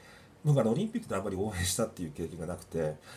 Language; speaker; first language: Japanese; native; Japanese